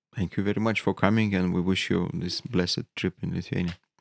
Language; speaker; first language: English; non-native, fluent; Lithuanian